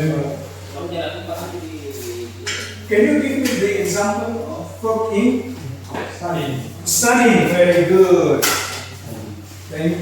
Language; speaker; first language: English; non-native, fluent; Indonesian